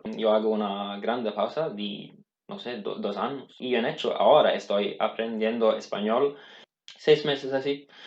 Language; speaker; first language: Spanish; non-native, learner; Swedish